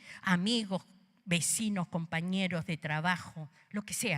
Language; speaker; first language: Spanish; native; Spanish